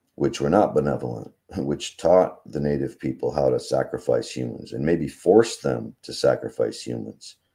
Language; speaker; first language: English; native; English